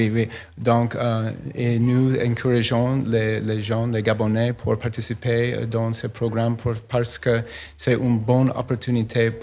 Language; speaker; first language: French; non-native, learner; English